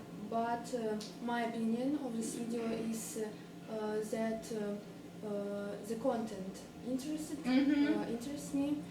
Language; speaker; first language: English; non-native, fluent; Russian